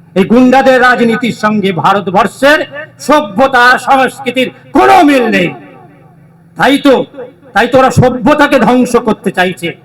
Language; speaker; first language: Bangla; native; Bangla